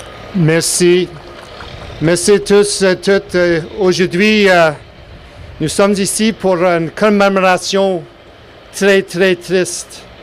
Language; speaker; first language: French; non-native, learner; English